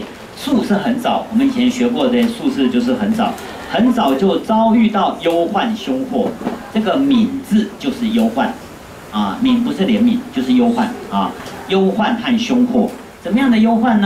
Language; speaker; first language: Chinese; native; Chinese